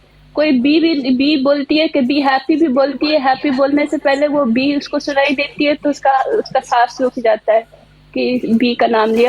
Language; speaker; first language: Hindi; native; Hindi